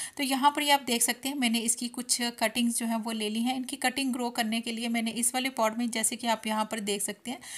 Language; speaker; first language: Hindi; non-native, local second language; Punjabi